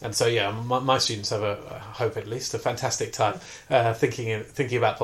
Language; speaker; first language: English; native; English